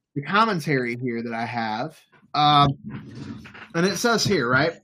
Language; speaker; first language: English; native; English